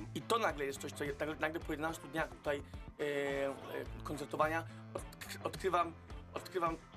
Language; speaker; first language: Polish; non-native, fluent; Danish